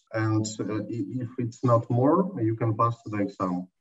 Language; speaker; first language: English; non-native, learner; Russian